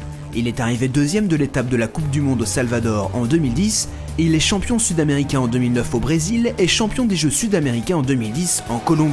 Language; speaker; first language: French; native; French